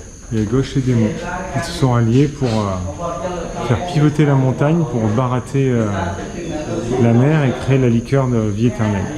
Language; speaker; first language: French; native; French